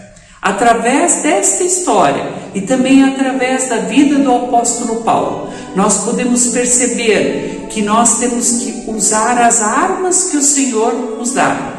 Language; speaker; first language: Portuguese; native; Portuguese